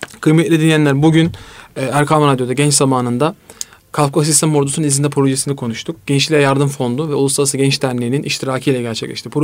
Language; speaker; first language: Turkish; native; Turkish